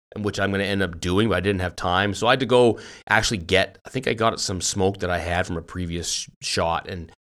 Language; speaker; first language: English; native; English